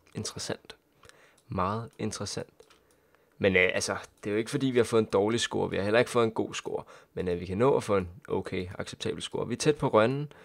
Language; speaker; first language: Danish; native; Danish